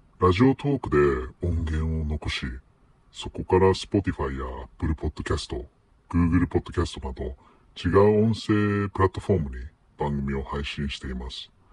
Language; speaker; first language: Japanese; non-native, fluent; English